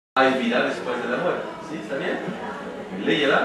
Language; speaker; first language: Spanish; non-native, fluent; French